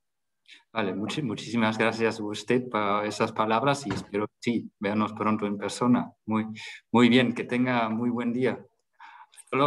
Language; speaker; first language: Spanish; non-native, fluent; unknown